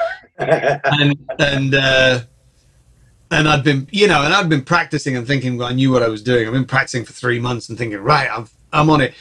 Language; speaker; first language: English; early bilingual, other home language; Czech